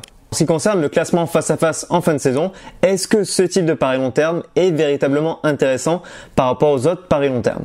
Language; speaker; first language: French; native; French